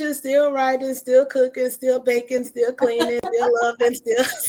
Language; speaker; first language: English; native; English